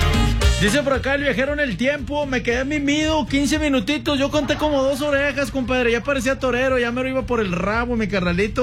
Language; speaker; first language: Spanish; native; Spanish